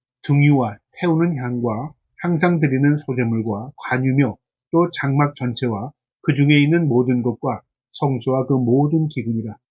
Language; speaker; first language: Korean; native; Korean